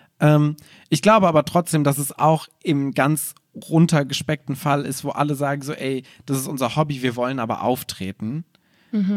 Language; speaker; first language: German; native; German